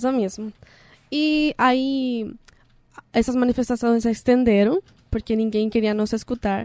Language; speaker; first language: Portuguese; non-native, learner; Spanish